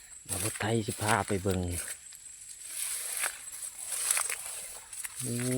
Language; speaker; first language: Thai; non-native, local second language; Northeastern Thai